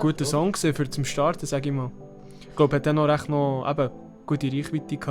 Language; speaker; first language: German; native; German